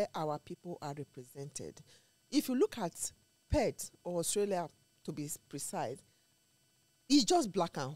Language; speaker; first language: English; non-native, local second language; Esan